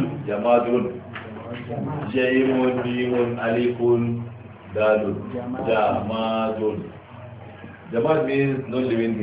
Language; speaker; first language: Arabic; non-native, fluent; Hausa